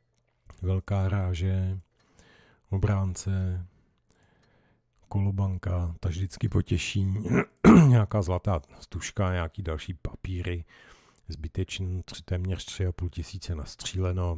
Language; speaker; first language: Czech; native; Czech